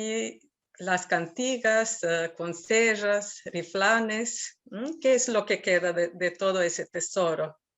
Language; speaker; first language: Spanish; non-native, fluent; Serbian